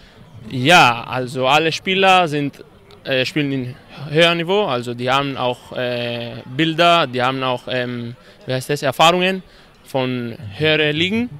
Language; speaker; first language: German; non-native, fluent; Greek